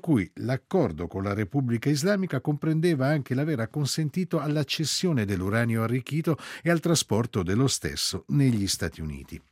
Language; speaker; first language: Italian; native; Italian